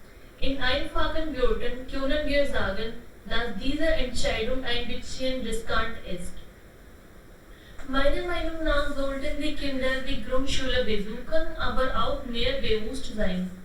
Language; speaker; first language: German; non-native, learner; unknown